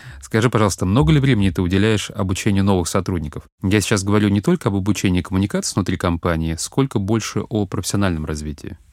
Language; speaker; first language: Russian; native; Russian